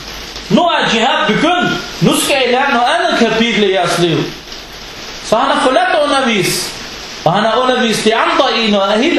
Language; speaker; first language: Danish; non-native, fluent; Arabic